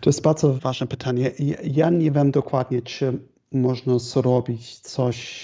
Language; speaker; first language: Polish; non-native, fluent; German